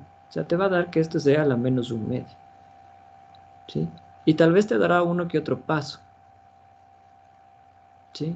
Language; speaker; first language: Spanish; native; Spanish